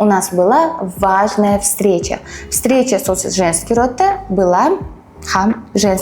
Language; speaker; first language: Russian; non-native, fluent; Uzbek